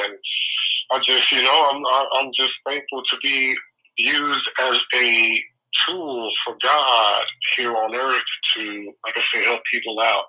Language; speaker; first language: English; native; English